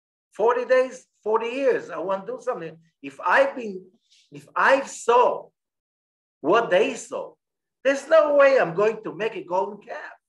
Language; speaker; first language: English; non-native, fluent; Hebrew